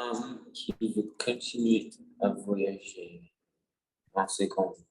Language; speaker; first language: French; non-native, learner; Spanish